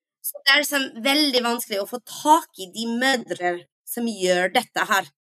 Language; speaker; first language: Norwegian; non-native, fluent; English